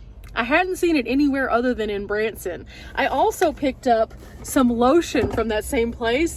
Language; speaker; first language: English; native; English